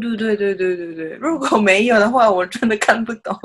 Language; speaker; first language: Chinese; non-native, learner; Japanese